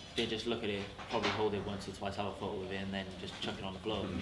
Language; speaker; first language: English; native; English